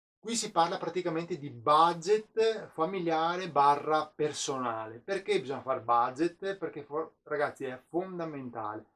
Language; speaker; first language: Italian; native; Italian